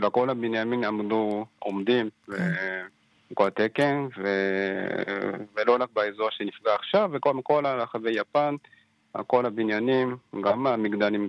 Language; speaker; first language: Hebrew; non-native, fluent; Japanese